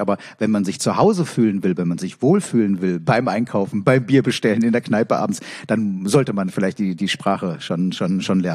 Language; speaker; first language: German; native; German